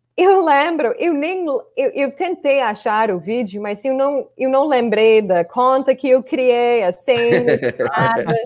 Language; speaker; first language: Portuguese; non-native, fluent; English